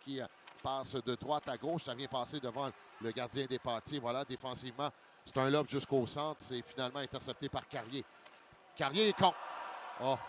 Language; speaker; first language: French; native; French